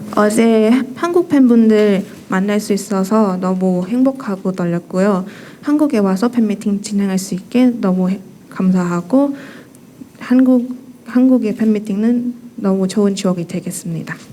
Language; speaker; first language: Korean; non-native, fluent; Thai